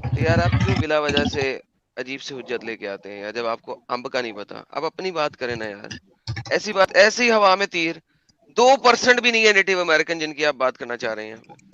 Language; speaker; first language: Urdu; native; Urdu